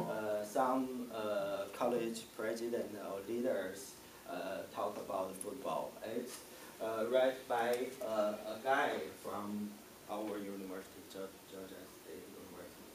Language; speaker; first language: English; non-native, learner; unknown